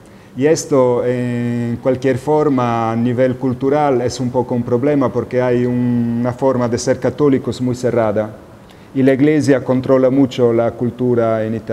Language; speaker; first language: Spanish; non-native, fluent; Italian